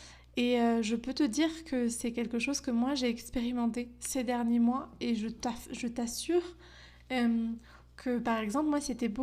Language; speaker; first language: French; native; French